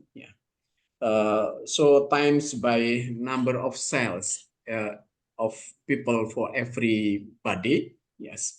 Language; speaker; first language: English; non-native, learner; Indonesian